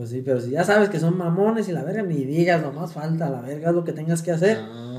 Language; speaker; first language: Spanish; native; Spanish